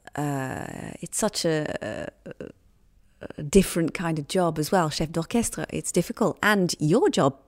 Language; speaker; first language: English; native; English